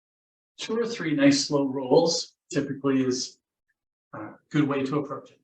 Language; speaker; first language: English; native; English